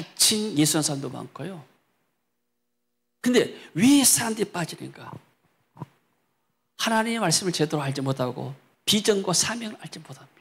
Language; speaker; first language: Korean; native; Korean